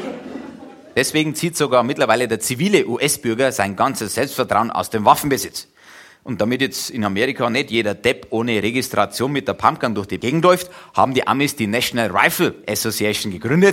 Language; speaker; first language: German; native; German